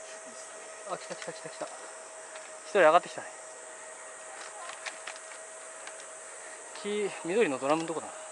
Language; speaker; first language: Japanese; native; Japanese